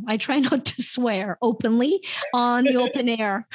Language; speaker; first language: English; non-native, fluent; Ukrainian